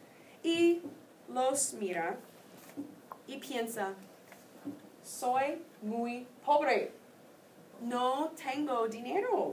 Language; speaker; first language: Spanish; non-native, fluent; English